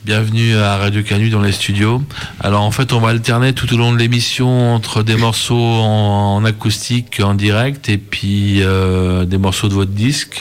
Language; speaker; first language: French; native; French